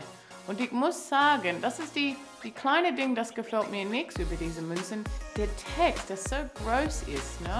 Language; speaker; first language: German; non-native, learner; English